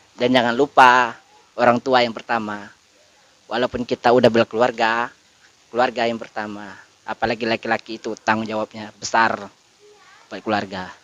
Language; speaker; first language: Indonesian; native; Indonesian